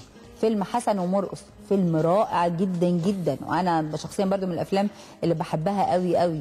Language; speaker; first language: Arabic; native; Arabic